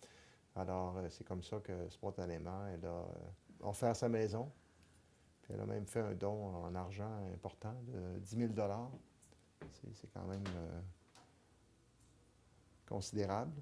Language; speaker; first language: French; native; French